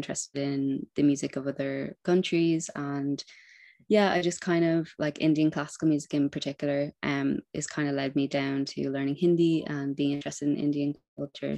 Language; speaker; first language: English; native; English